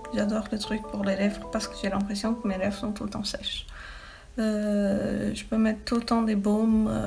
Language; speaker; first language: French; early bilingual, other home language; Portuguese